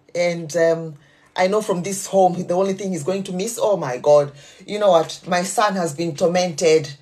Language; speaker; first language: English; non-native, local second language; Nyanja